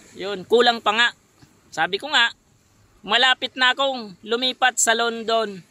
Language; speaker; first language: Filipino; non-native, local second language; Bikol